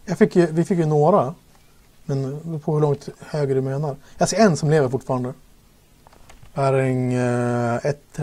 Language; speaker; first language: Swedish; native; Swedish